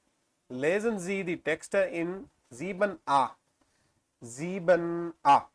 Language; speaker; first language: German; non-native, learner; Tamil